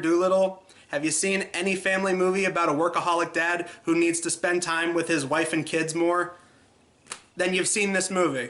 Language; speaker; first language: English; native; English